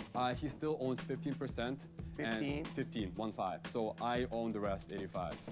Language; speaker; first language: English; early bilingual, other home language; Ukrainian